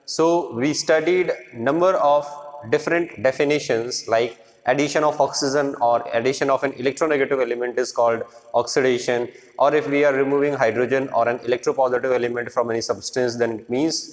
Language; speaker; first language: English; non-native, local second language; Hindi